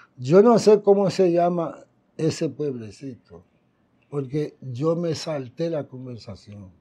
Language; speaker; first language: Spanish; non-native, fluent; Haitian Creole